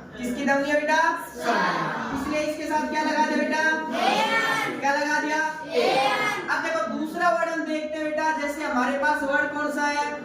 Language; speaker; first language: Hindi; native; Hindi